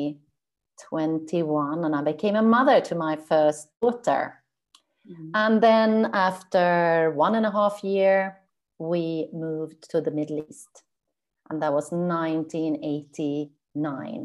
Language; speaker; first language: English; non-native, fluent; Swedish